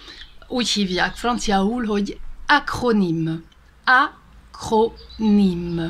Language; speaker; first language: Hungarian; early bilingual, heritage; Hungarian